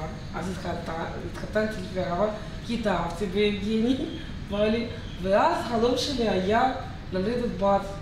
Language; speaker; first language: Hebrew; non-native, fluent; Russian